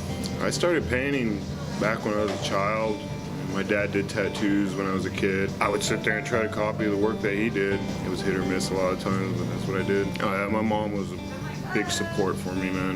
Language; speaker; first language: English; native; English